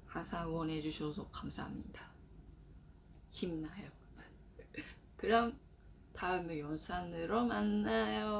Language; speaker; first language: Korean; non-native, learner; Japanese